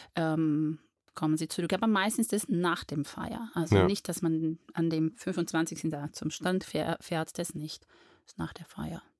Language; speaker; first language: German; non-native, fluent; Portuguese